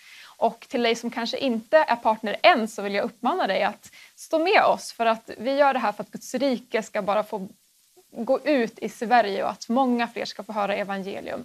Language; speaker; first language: Swedish; native; Swedish